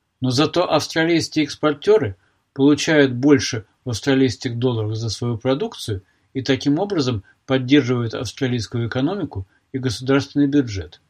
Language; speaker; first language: Russian; native; Russian